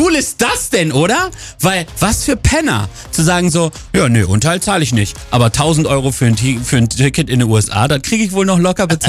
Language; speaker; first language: German; native; German